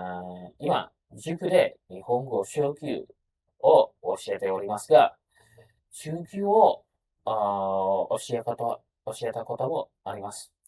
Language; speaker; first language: Japanese; non-native, learner; Indonesian